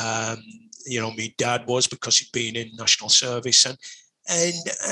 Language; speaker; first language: English; native; English